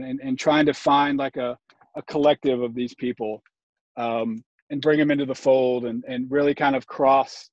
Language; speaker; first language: English; native; English